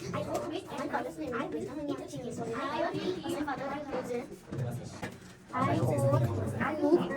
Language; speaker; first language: English; non-native, learner; Bangla